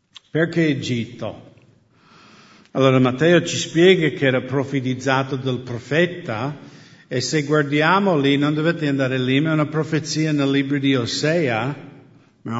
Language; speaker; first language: Italian; non-native, fluent; English